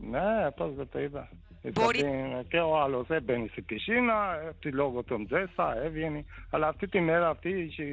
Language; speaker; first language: Greek; non-native, learner; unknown